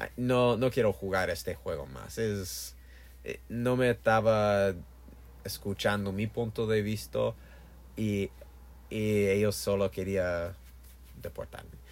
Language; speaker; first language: Spanish; non-native, learner; English